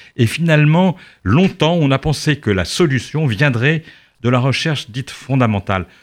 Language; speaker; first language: French; native; French